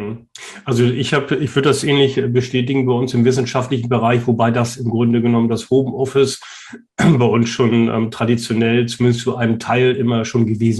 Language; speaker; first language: German; native; German